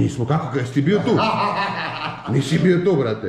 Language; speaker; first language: Serbian; native; Serbian